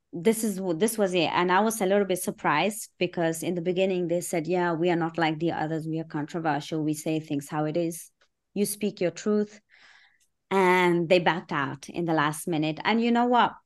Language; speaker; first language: English; early bilingual, other home language; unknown